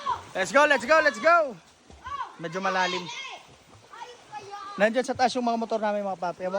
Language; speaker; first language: Filipino; non-native, local second language; Bikol